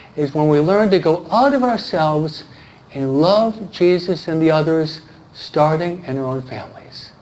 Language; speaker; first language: English; native; English